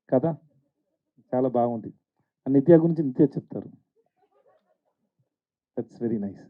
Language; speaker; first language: Telugu; non-native, learner; Tamil